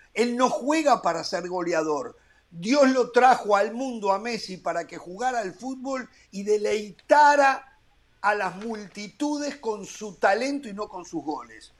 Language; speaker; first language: Spanish; native; Spanish